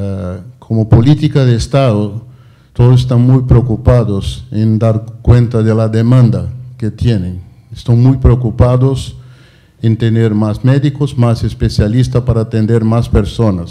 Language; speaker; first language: Spanish; non-native, fluent; Portuguese